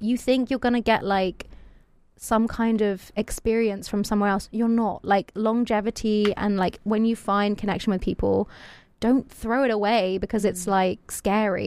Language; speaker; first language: English; native; English